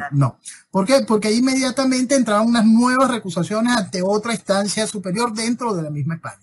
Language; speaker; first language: Spanish; native; Spanish